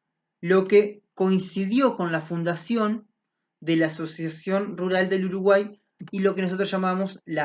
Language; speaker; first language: Spanish; native; Spanish